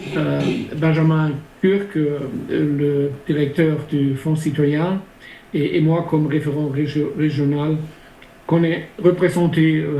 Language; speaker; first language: French; non-native, fluent; German